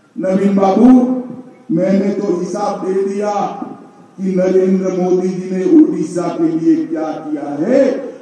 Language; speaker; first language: Hindi; non-native, local second language; Gujarati